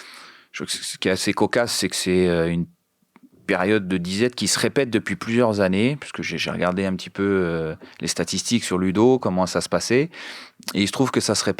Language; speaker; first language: French; native; French